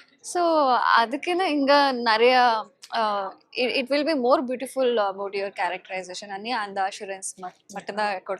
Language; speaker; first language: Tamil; non-native, learner; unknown